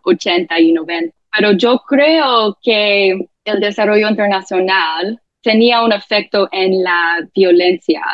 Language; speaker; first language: Spanish; non-native, fluent; English